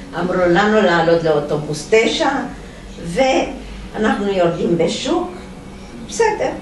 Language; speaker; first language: Hebrew; non-native, fluent; Romanian